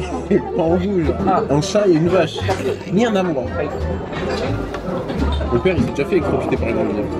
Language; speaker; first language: French; native; French